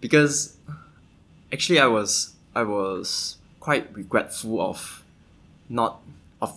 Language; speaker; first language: English; non-native, local second language; Chinese